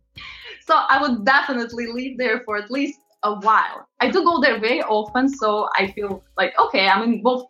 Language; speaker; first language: English; non-native, fluent; Latvian